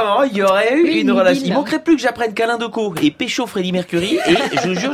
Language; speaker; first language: French; native; French